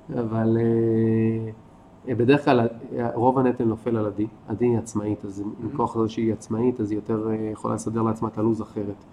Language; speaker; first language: Hebrew; native; Hebrew